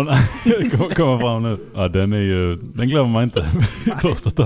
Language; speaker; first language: Swedish; native; Swedish